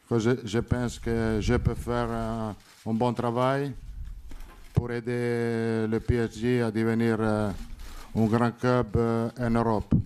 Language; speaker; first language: French; non-native, learner; Italian